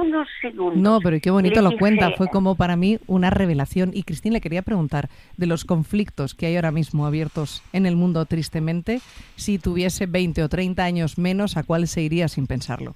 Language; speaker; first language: Spanish; native; Spanish